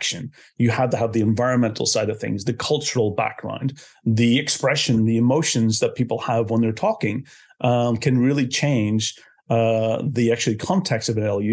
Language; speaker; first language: English; native; English